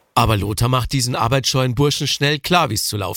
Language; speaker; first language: German; native; German